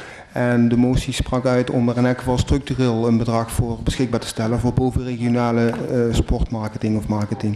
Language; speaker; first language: Dutch; native; Dutch